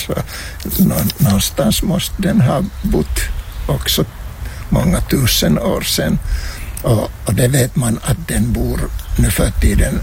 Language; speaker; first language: Swedish; non-native, local second language; Finnish